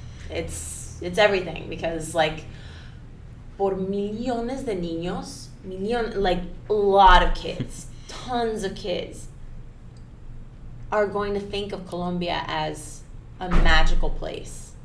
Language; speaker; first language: English; early bilingual, other home language; Spanish